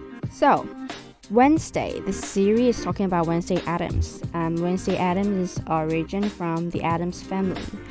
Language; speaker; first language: English; non-native, fluent; Chinese